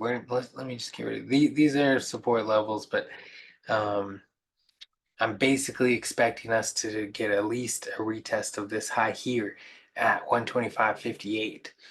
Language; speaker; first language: English; native; English